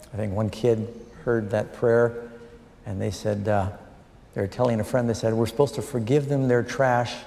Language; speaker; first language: English; native; English